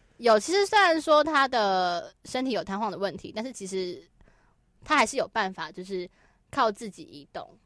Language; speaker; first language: Chinese; native; Chinese